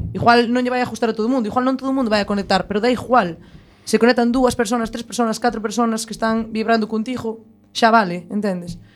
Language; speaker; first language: Galician; non-native, local second language; Spanish